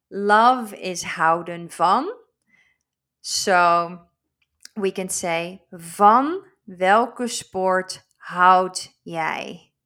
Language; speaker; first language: English; non-native, fluent; Dutch